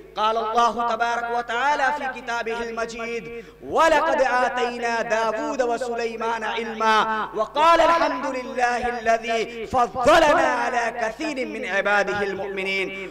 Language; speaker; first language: Arabic; non-native, learner; Urdu